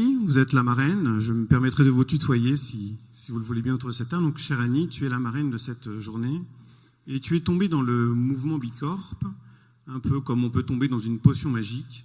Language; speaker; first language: French; native; French